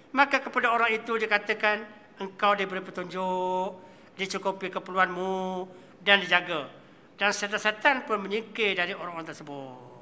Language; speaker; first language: Malay; native; Malay